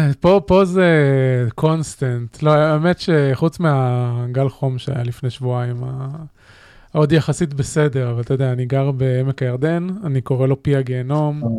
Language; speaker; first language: Hebrew; native; Hebrew